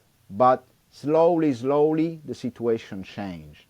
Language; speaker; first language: English; non-native, learner; Italian